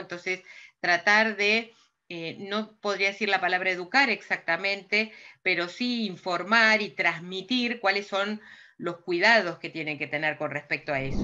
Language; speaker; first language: Spanish; native; Spanish